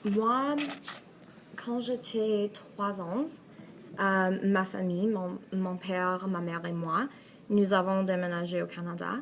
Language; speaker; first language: French; non-native, learner; Persian